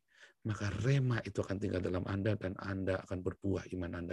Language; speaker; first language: Indonesian; native; Indonesian